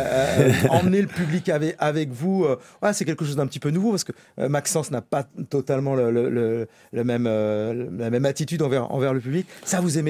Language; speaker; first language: French; native; French